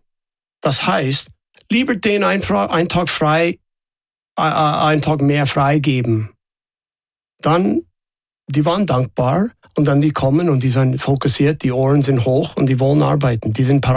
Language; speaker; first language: German; non-native, fluent; English